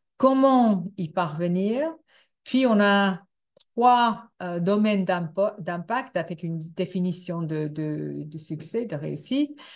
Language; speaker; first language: French; non-native, fluent; English